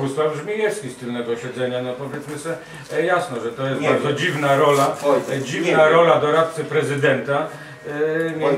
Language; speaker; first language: Polish; native; Polish